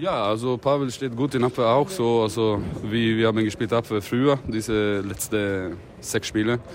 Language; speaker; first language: German; non-native, learner; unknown